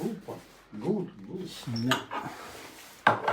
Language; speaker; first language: German; non-native, learner; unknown